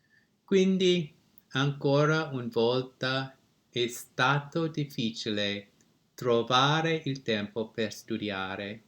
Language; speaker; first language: Italian; non-native, learner; English